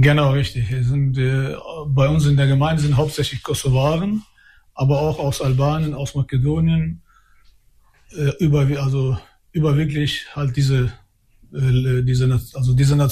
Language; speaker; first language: German; early bilingual, other home language; Albanian